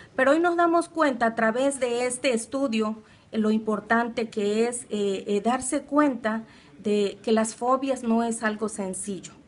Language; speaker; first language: Spanish; native; Spanish